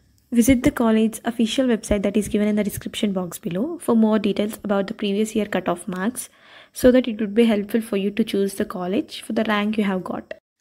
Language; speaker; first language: English; non-native, local second language; Telugu